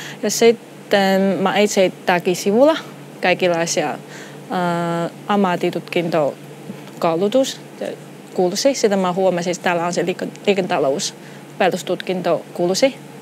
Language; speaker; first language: Finnish; non-native, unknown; Chinese